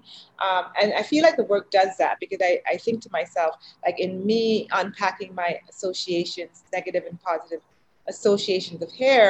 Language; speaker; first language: English; native; English